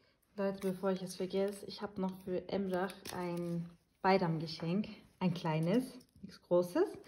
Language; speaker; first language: German; early bilingual, other home language; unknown